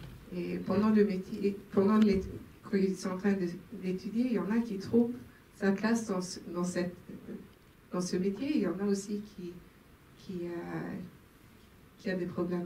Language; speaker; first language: French; non-native, local second language; Swedish